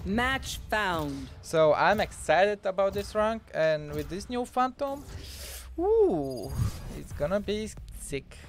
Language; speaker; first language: English; non-native, fluent; Bulgarian